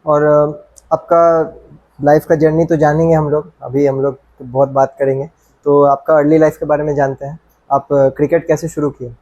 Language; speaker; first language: Hindi; non-native, local second language; Bangla